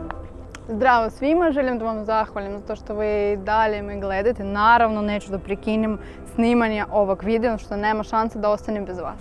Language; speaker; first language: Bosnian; non-native, learner; Russian